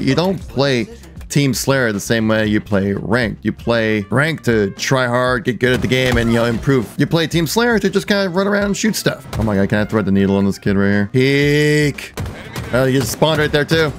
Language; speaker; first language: English; native; English